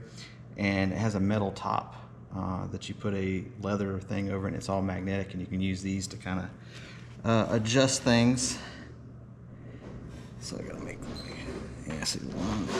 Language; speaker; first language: English; native; English